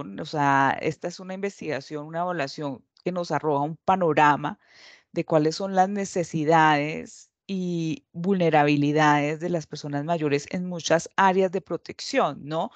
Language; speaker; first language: Spanish; native; Spanish